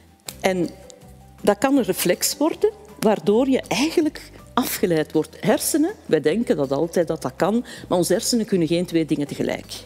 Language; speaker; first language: Dutch; native; Dutch